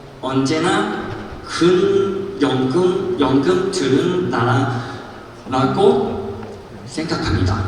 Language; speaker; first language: Korean; non-native, learner; Cantonese